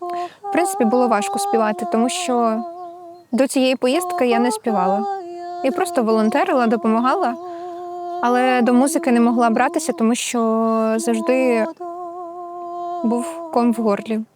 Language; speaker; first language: Ukrainian; native; Ukrainian